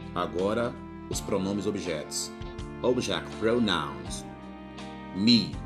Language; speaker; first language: English; non-native, fluent; Portuguese